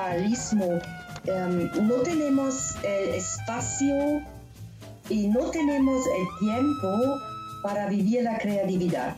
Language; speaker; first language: Spanish; non-native, learner; German